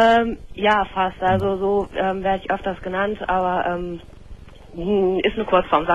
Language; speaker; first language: German; native; German